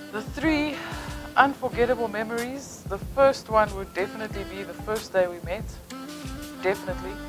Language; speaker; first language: English; native; English